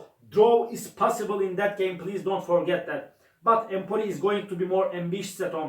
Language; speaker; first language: English; non-native, learner; Turkish